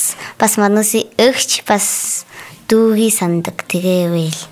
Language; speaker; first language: Mongolian; non-native, learner; Buriat